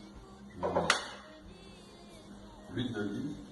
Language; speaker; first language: French; non-native, learner; Portuguese